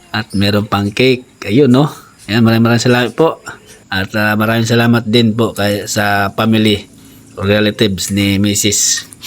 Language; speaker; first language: Filipino; non-native, local second language; Cebuano